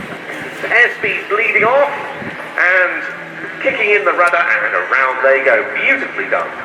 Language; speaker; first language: English; native; English